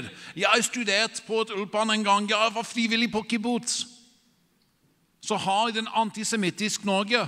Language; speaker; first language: Norwegian; non-native, fluent; English